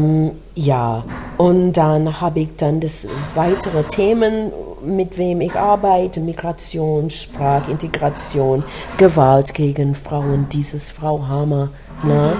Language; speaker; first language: German; non-native, learner; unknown